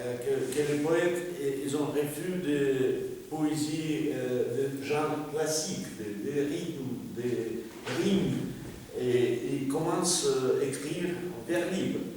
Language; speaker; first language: French; non-native, fluent; Russian